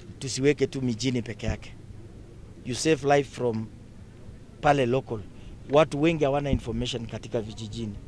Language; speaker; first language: Swahili; non-native, local second language; Kalenjin